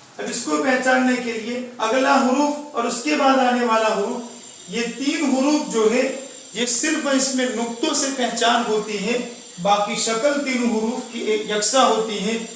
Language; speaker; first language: Urdu; non-native, local second language; Gujarati